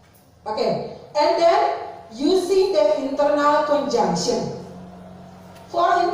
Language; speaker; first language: English; non-native, fluent; Indonesian